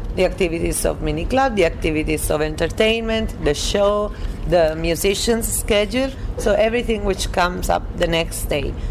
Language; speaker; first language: English; non-native, fluent; Italian